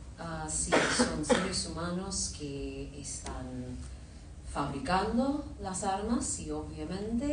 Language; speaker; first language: Spanish; non-native, fluent; English